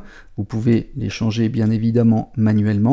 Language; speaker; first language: French; native; French